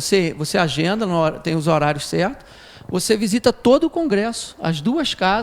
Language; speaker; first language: Portuguese; native; Portuguese